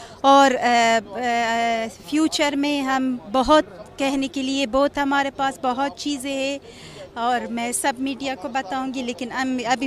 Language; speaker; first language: Hindi; non-native, learner; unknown